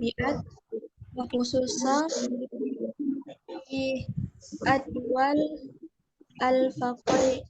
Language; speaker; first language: Arabic; non-native, learner; Indonesian